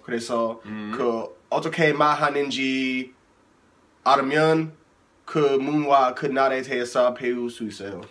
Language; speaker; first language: Korean; non-native, fluent; English